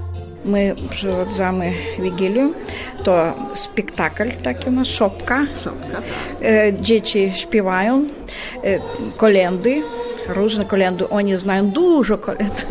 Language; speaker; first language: Polish; non-native, learner; Russian